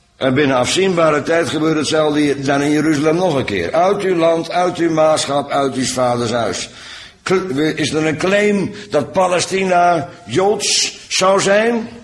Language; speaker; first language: Dutch; native; Dutch